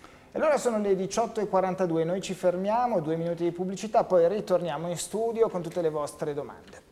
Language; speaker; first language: Italian; native; Italian